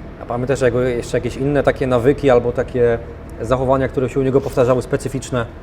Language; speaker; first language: Polish; native; Polish